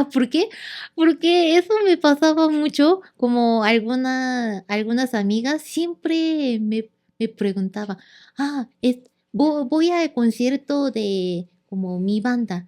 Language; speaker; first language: Spanish; non-native, learner; Korean